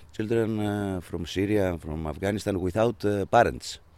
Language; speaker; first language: English; non-native, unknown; Greek